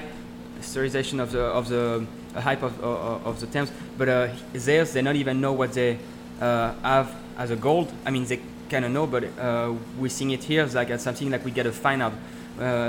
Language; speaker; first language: English; non-native, learner; French